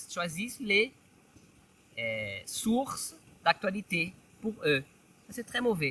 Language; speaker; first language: French; non-native, fluent; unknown